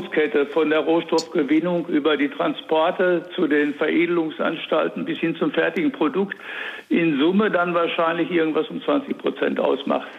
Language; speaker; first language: German; native; German